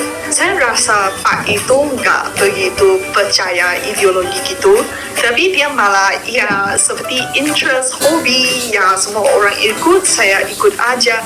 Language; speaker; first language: Indonesian; non-native, fluent; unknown